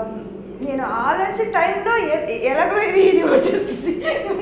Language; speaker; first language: Telugu; non-native, local second language; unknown